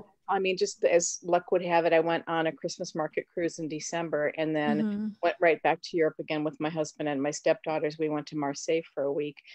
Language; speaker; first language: English; native; English